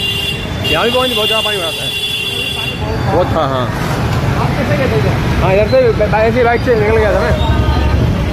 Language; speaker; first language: Hindi; non-native, local second language; Odia